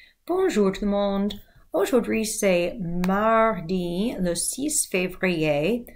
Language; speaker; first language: French; non-native, fluent; English